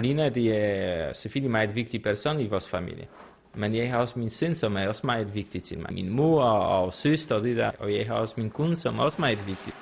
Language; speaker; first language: Danish; non-native, fluent; Polish